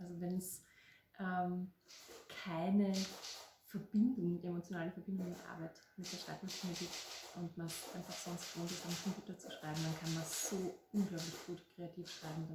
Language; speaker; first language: German; native; German